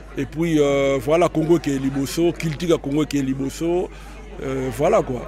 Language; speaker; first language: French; non-native, local second language; Lingala